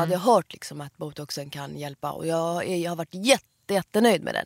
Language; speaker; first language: Swedish; early bilingual, other home language; Persian